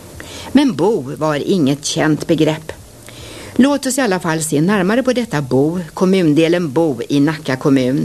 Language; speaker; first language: Swedish; native; Swedish